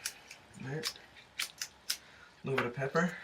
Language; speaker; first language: English; native; English